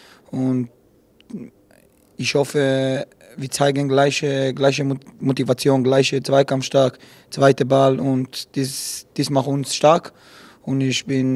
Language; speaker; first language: German; non-native, learner; Hebrew